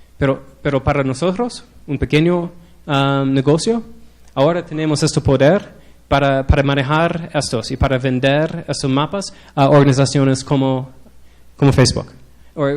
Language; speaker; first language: Spanish; non-native, learner; English